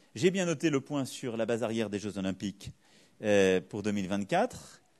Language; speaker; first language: French; native; French